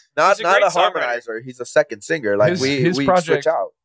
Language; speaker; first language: English; non-native, fluent; Spanish